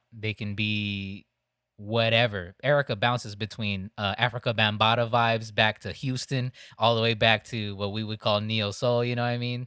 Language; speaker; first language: English; native; English